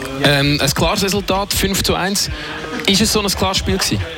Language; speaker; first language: German; native; German